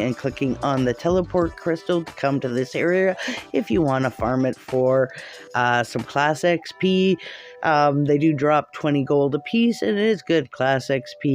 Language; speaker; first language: English; native; English